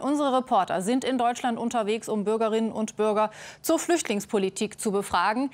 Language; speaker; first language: German; native; German